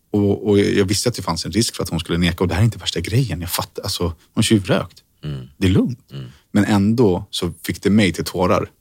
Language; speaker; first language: Swedish; native; Swedish